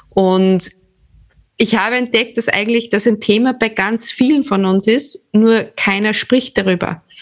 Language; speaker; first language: German; native; German